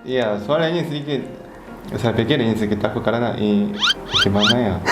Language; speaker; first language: Indonesian; non-native, learner; Korean